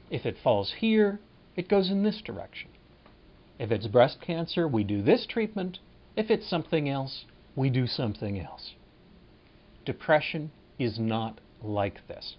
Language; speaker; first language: English; native; English